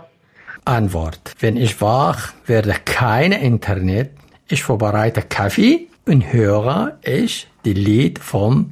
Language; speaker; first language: German; non-native, learner; Arabic